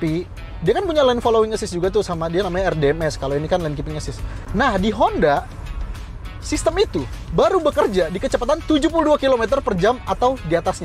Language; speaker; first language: Indonesian; native; Indonesian